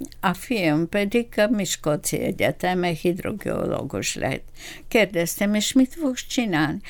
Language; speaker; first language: Hungarian; non-native, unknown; Bulgarian